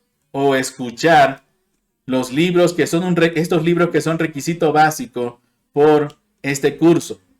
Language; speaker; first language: Spanish; non-native, fluent; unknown